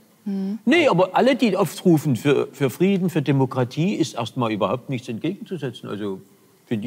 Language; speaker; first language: German; native; German